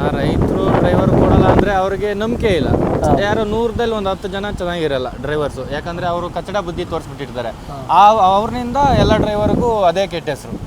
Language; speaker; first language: Kannada; non-native, local second language; Telugu